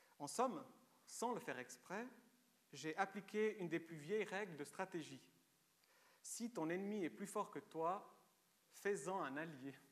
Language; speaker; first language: French; early bilingual, other home language; Romanian